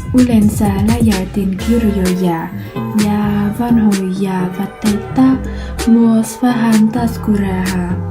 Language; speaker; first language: Finnish; non-native, learner; Vietnamese